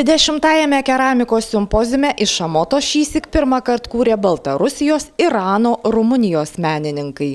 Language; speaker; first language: Lithuanian; native; Lithuanian